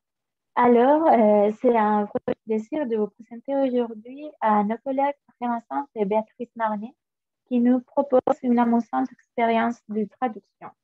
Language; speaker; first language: French; non-native, fluent; Spanish